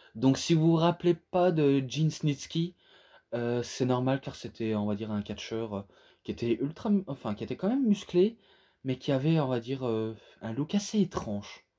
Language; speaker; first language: French; native; French